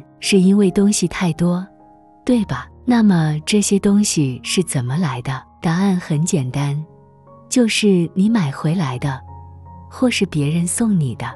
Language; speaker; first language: Chinese; native; Chinese